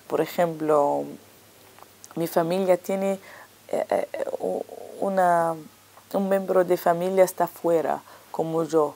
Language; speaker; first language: Spanish; non-native, learner; Arabic